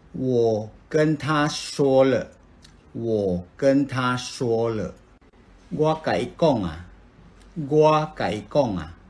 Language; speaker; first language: Chinese; non-native, fluent; Filipino